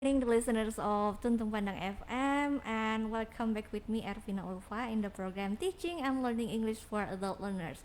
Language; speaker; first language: English; non-native, fluent; Indonesian